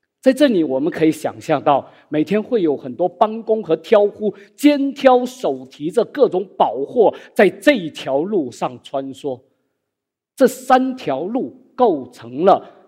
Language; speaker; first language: Chinese; native; Chinese